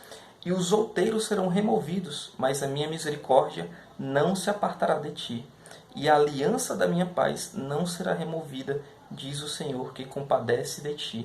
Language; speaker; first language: Portuguese; native; Portuguese